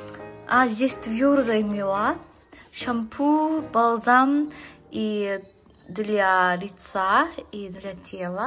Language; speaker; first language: Russian; non-native, learner; Korean